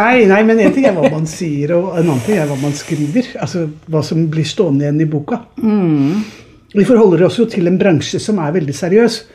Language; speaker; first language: Norwegian; native; Norwegian